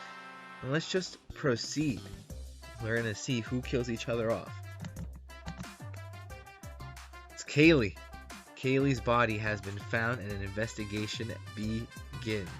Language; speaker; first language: English; native; English